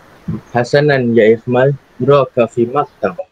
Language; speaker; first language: Arabic; non-native, learner; Malay